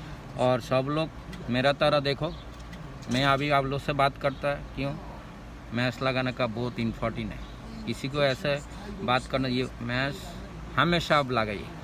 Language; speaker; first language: Hindi; non-native, local second language; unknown